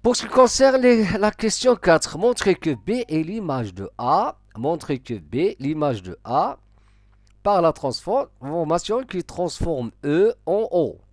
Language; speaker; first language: French; non-native, local second language; Arabic